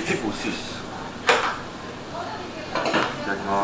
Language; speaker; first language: Japanese; native; Japanese